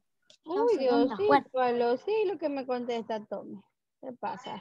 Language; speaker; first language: Spanish; native; Spanish